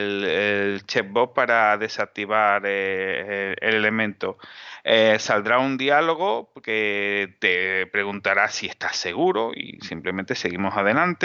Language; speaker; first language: Spanish; native; Spanish